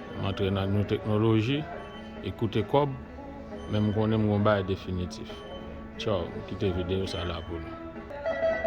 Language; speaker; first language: French; non-native, learner; Haitian Creole